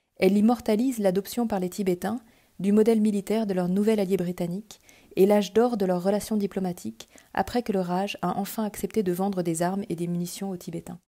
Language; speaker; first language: French; native; French